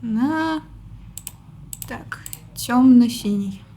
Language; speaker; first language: Russian; native; Russian